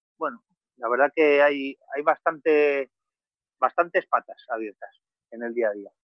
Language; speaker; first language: Spanish; native; Spanish